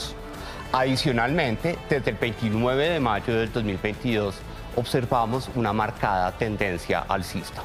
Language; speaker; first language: Spanish; native; Spanish